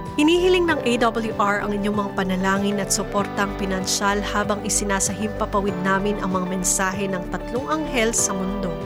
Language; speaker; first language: Filipino; native; Filipino